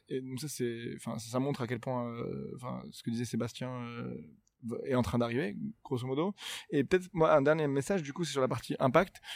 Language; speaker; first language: French; non-native, local second language; Arabic